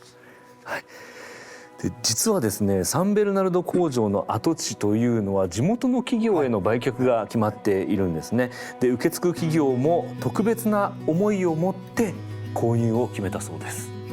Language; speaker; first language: Japanese; native; Japanese